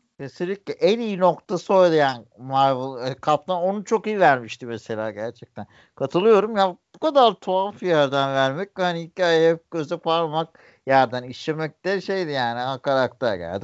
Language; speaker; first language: Turkish; native; Turkish